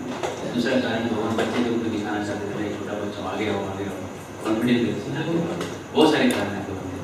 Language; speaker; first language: Hindi; native; Hindi